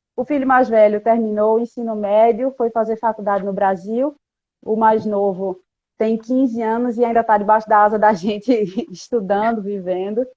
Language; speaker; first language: Portuguese; native; Portuguese